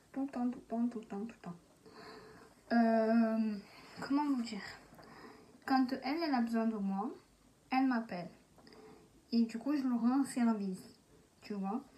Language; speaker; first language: French; native; French